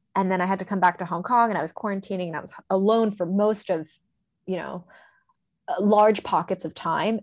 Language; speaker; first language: English; non-native, local second language; Japanese